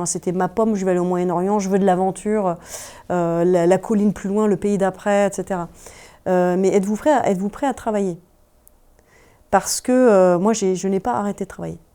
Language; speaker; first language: French; native; French